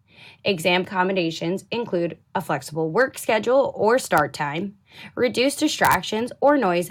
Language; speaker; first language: English; native; English